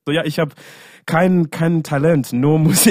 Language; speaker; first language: German; non-native, learner; English